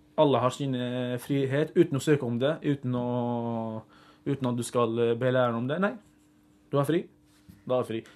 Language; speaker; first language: Norwegian; early bilingual, other home language; Arabic